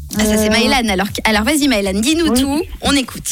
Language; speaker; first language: French; native; French